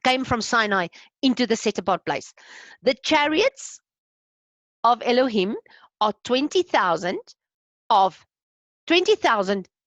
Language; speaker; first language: English; non-native, local second language; Afrikaans